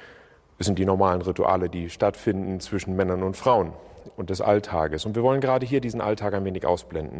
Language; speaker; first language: German; native; German